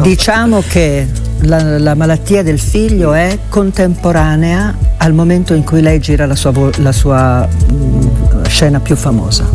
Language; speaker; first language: Italian; native; Italian